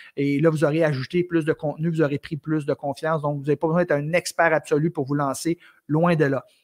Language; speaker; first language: French; native; French